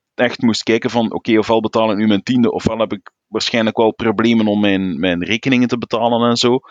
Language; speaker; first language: Dutch; native; Dutch